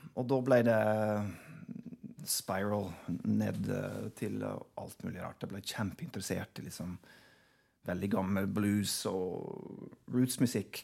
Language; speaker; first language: Norwegian; non-native, fluent; English